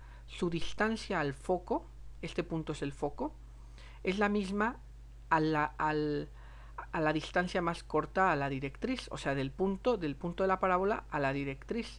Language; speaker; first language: Spanish; native; Spanish